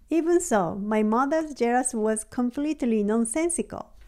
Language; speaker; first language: English; non-native, fluent; Japanese